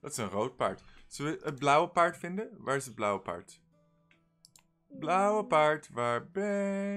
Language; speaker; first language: Dutch; non-native, fluent; English